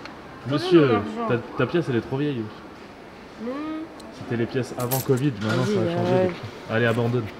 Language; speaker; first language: French; native; French